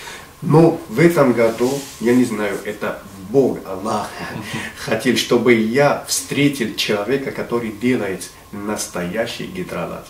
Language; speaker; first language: Russian; non-native, fluent; Arabic